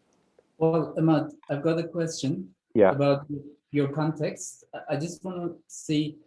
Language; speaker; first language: English; non-native, fluent; Turkish